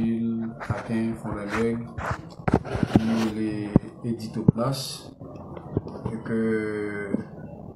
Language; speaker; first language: French; non-native, local second language; Haitian Creole